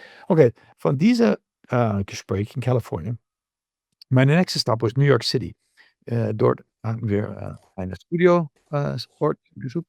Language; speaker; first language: German; non-native, learner; English